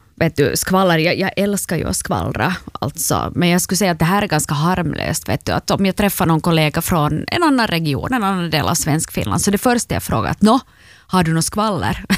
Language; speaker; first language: Swedish; native; Swedish